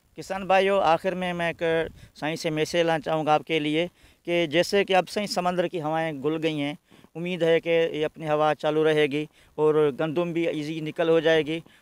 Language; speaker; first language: Urdu; non-native, local second language; Sindhi